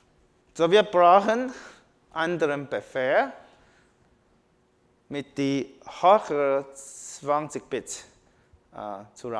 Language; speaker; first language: German; non-native, learner; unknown